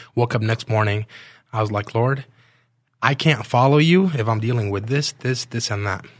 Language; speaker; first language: English; non-native, fluent; Arabic